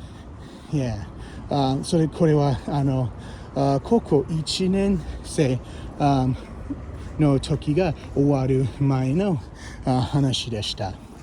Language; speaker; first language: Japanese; non-native, fluent; English